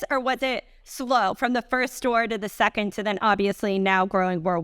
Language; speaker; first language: English; native; English